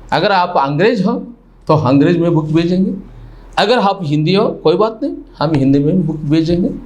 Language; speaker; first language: Hindi; non-native, local second language; Telugu